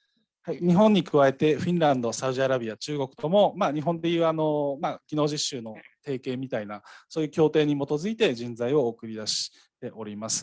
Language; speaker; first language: Japanese; native; Japanese